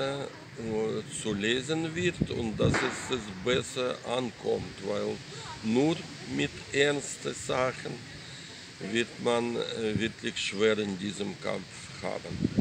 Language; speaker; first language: German; non-native, fluent; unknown